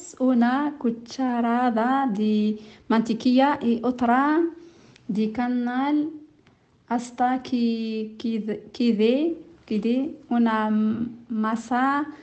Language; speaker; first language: Spanish; non-native, learner; Kabyle